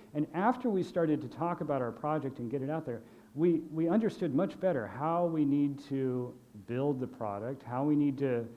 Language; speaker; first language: English; native; English